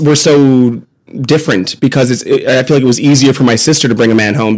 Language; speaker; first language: English; native; English